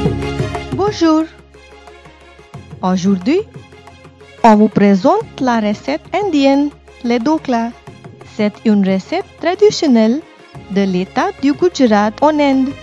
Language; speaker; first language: French; non-native, fluent; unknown